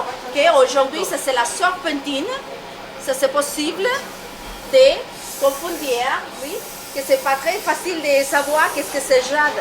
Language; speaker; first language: French; non-native, learner; Spanish